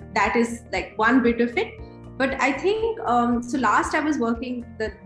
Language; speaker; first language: English; non-native, local second language; Hindi